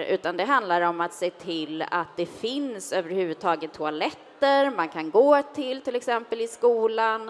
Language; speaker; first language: Swedish; native; Swedish